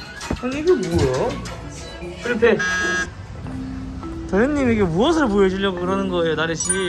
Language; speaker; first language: Korean; native; Korean